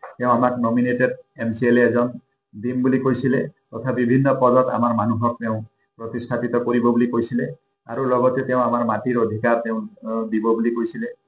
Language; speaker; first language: Assamese; non-native, local second language; Hindi